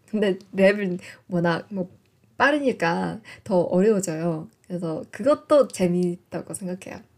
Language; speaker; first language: Korean; non-native, fluent; English